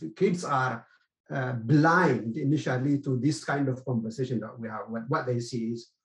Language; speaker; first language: English; non-native, fluent; Amharic